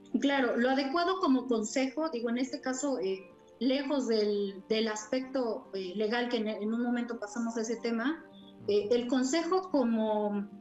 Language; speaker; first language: Spanish; native; Spanish